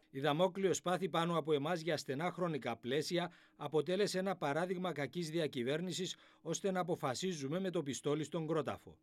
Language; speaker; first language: Greek; native; Greek